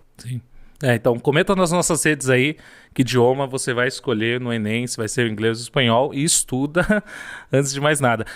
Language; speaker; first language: Portuguese; native; Portuguese